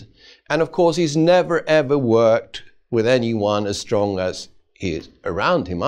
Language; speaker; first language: English; non-native, fluent; Swedish